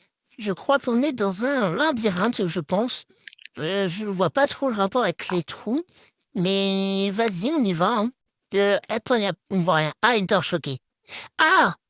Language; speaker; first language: French; native; French